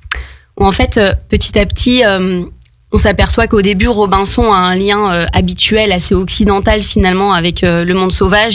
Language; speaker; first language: French; native; French